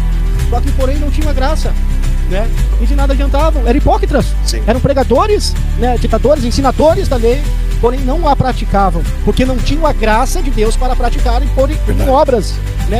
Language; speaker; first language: Portuguese; native; Portuguese